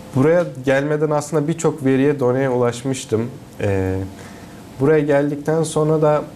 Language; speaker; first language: Turkish; native; Turkish